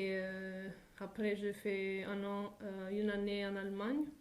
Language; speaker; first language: French; non-native, fluent; Italian